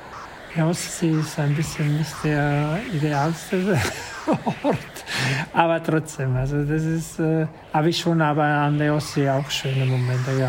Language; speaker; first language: German; non-native, fluent; Italian